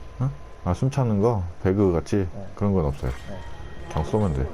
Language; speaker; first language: Korean; native; Korean